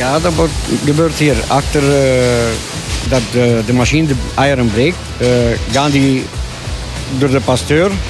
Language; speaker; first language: Dutch; non-native, learner; Romanian